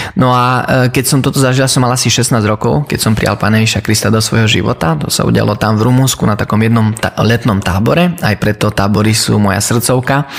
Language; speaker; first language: Slovak; early bilingual, heritage; Slovak